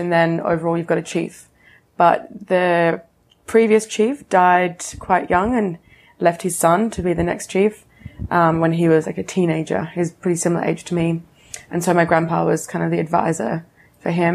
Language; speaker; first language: English; native; English